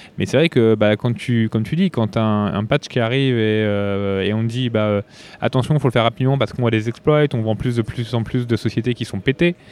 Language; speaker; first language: French; native; French